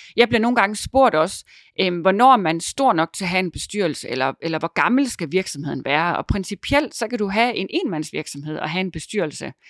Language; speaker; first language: Danish; native; Danish